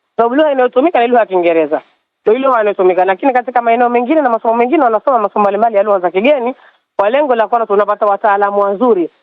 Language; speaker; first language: Swahili; native; Swahili